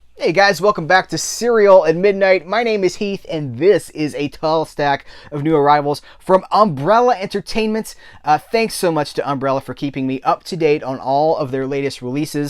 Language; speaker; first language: English; native; English